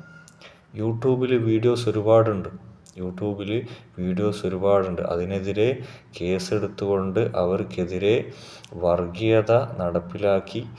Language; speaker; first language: Malayalam; native; Malayalam